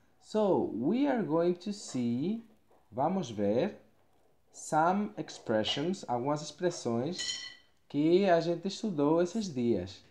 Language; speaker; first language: Portuguese; non-native, fluent; Spanish